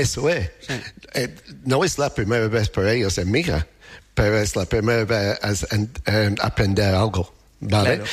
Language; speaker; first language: Spanish; non-native, learner; English